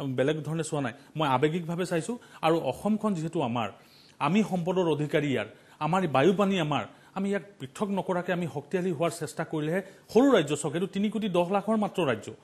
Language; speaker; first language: Assamese; non-native, local second language; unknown